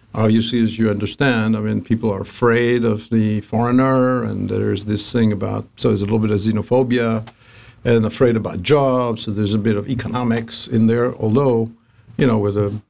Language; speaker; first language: English; non-native, fluent; Arabic